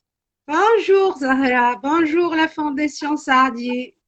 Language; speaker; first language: French; non-native, local second language; Arabic